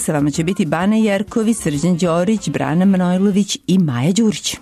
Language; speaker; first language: Serbian; native; Serbian